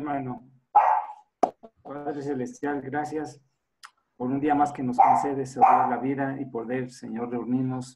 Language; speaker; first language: Spanish; native; Spanish